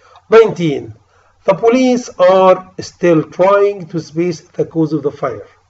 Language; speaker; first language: English; non-native, fluent; Arabic